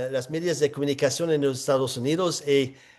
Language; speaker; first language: Spanish; non-native, fluent; English